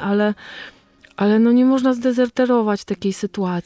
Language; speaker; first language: Polish; native; Polish